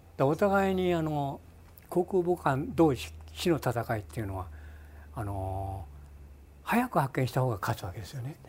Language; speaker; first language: Japanese; native; Japanese